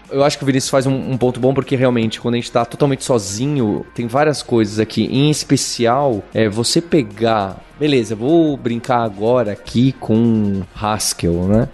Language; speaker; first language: Portuguese; native; Portuguese